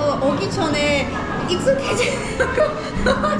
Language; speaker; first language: Korean; non-native, fluent; Armenian